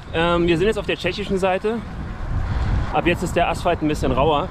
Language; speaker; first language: German; native; German